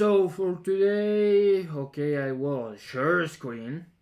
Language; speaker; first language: English; non-native, fluent; Spanish